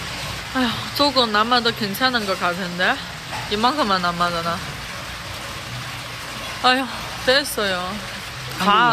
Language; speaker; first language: Korean; non-native, learner; Chinese